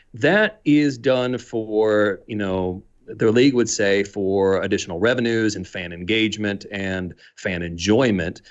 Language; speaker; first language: English; native; English